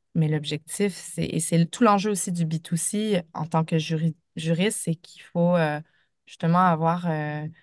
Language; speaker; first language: French; native; French